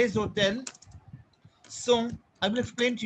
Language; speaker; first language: French; non-native, fluent; Hindi